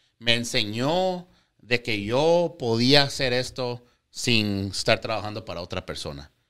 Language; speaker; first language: Spanish; early bilingual, heritage; Spanish